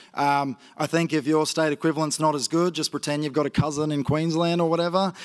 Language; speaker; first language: English; native; English